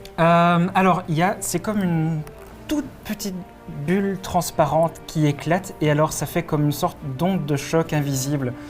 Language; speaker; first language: French; native; French